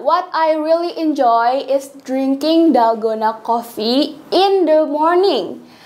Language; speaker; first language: English; non-native, fluent; Indonesian